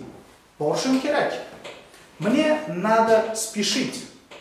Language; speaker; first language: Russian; non-native, local second language; Uzbek